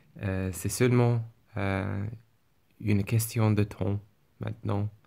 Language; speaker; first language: French; non-native, learner; English